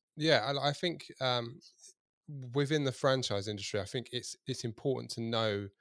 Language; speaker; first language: English; native; English